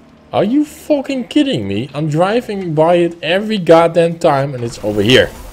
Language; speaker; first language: English; non-native, fluent; Dutch